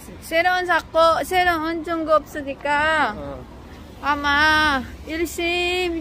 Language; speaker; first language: Korean; non-native, local second language; Filipino